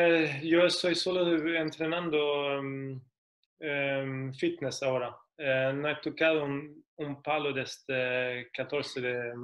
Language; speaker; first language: Spanish; non-native, fluent; Swedish